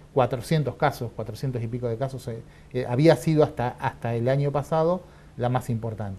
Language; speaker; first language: Spanish; native; Spanish